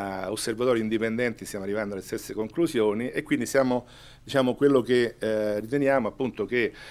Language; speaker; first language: Italian; native; Italian